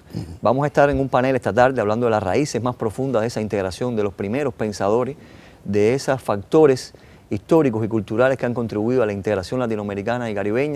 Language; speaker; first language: Spanish; native; Spanish